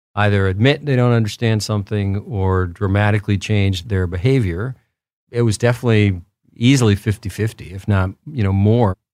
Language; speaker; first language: English; early bilingual, other home language; Spanish